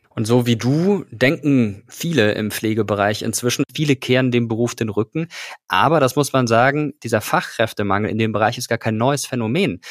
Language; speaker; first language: German; native; German